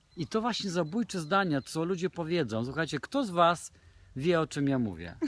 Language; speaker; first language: Polish; non-native, fluent; Romanian